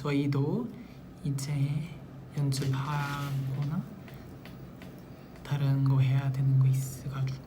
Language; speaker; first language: Korean; non-native, local second language; Filipino